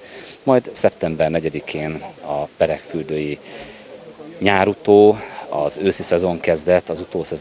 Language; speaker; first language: Hungarian; native; Hungarian